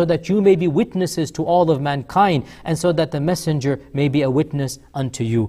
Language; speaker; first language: English; native; English